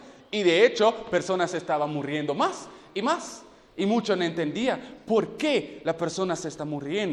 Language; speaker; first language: Spanish; non-native, fluent; English